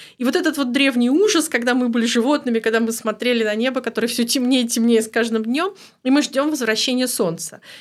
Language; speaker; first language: Russian; native; Russian